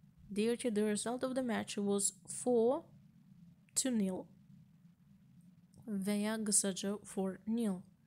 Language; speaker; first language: English; non-native, fluent; Azerbaijani